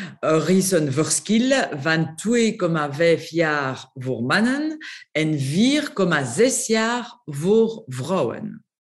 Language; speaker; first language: Dutch; non-native, local second language; French